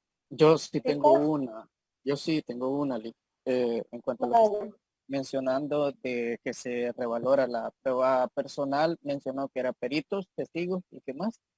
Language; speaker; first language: Spanish; native; Spanish